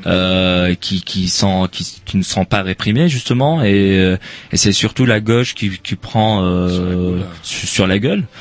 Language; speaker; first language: French; non-native, local second language; Arabic